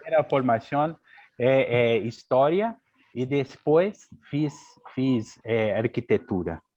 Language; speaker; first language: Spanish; non-native, learner; Portuguese